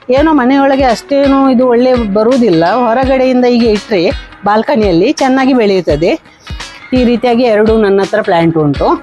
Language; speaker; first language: Kannada; non-native, local second language; Tulu